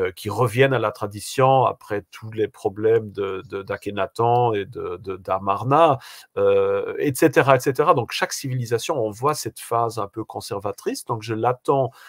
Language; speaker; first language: French; native; French